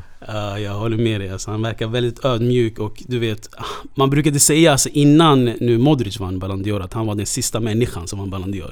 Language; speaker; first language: Swedish; native; Swedish